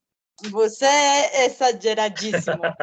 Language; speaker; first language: Portuguese; non-native, learner; Spanish